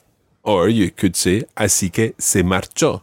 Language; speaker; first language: Spanish; non-native, fluent; English